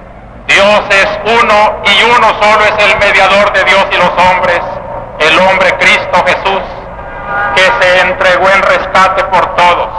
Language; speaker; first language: Spanish; native; Spanish